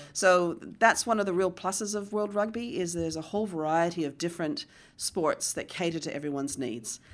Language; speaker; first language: English; native; English